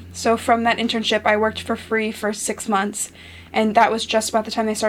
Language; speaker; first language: English; native; English